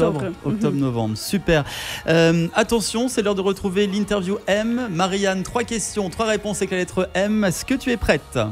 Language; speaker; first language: French; native; French